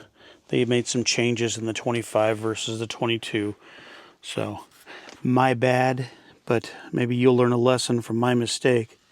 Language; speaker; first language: English; native; English